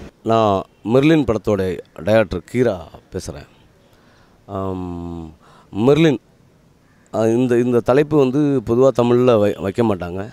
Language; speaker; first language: Tamil; native; Tamil